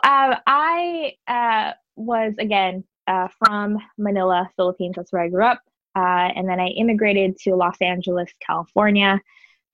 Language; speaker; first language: English; non-native, local second language; Filipino